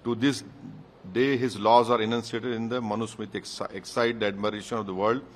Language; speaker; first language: English; non-native, local second language; Urdu